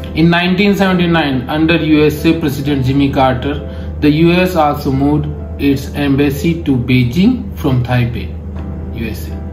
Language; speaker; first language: English; non-native, local second language; Hindi